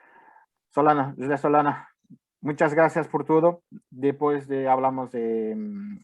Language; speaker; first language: Spanish; non-native, fluent; Portuguese